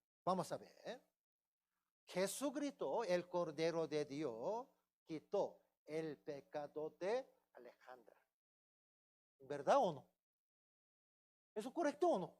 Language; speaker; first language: Spanish; non-native, fluent; Korean